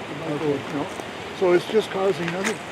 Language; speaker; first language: English; native; English